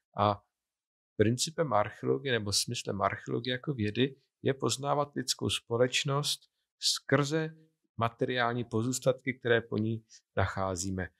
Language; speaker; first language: Czech; native; Czech